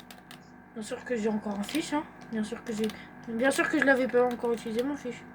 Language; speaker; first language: French; native; French